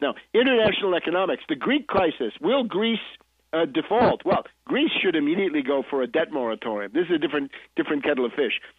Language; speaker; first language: English; native; English